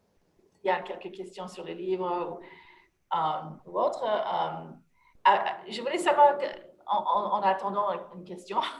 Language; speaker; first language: French; non-native, fluent; English